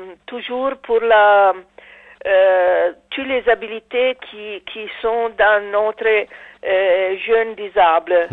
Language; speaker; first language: French; non-native, learner; Italian